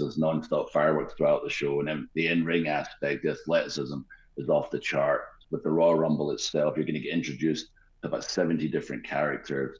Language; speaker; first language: English; native; English